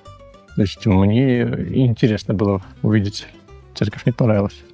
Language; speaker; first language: Russian; native; Russian